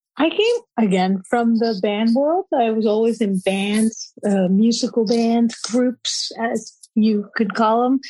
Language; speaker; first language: English; non-native, fluent; Spanish